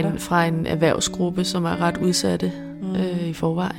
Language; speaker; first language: Danish; native; Danish